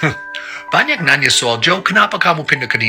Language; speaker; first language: Indonesian; non-native, learner; English